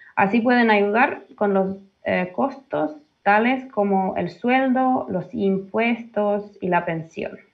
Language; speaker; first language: Spanish; early bilingual, heritage; Finnish